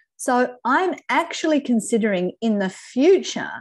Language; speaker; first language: English; native; English